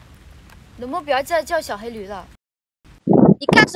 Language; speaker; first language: Chinese; native; Chinese